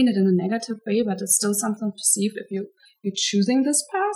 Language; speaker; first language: English; non-native, fluent; German